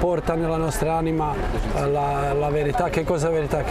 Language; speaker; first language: Italian; non-native, fluent; Croatian